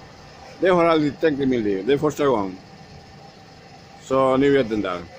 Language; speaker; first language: Swedish; non-native, learner; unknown